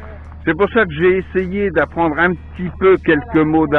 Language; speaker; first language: French; native; French